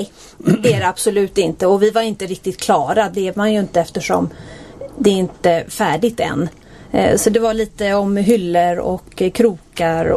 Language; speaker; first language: Swedish; native; Swedish